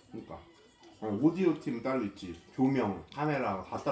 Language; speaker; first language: Korean; native; Korean